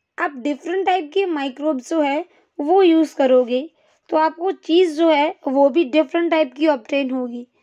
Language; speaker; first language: Hindi; non-native, local second language; Gujarati